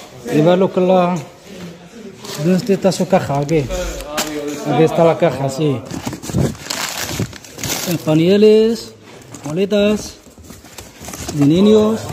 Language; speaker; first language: Spanish; non-native, learner; Arabic